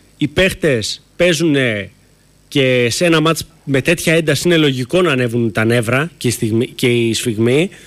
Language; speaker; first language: Greek; native; Greek